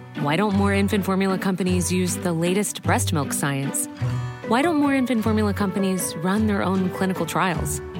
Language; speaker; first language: English; native; English